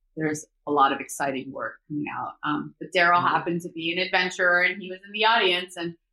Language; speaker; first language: English; early bilingual, other home language; Korean